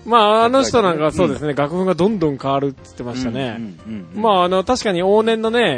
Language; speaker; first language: Japanese; native; Japanese